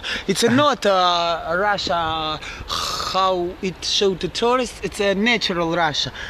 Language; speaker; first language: English; non-native, learner; Russian